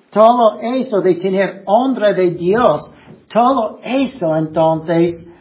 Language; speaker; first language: Spanish; non-native, fluent; English